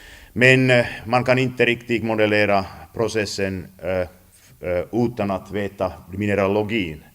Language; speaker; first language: Swedish; non-native, fluent; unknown